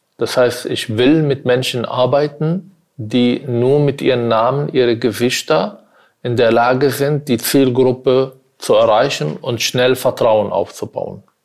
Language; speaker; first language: German; non-native, fluent; Arabic